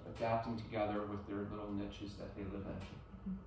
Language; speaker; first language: English; native; English